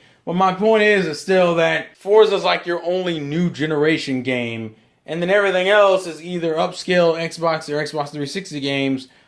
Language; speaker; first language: English; native; English